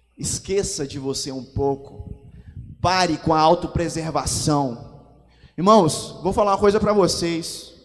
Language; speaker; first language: Portuguese; native; Portuguese